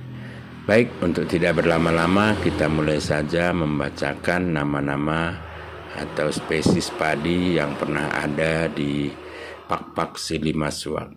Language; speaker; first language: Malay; non-native, local second language; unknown